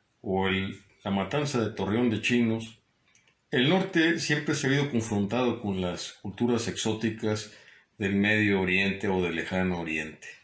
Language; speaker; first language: Spanish; native; Spanish